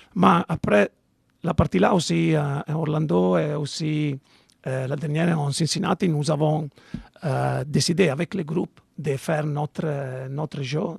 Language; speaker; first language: French; non-native, learner; Italian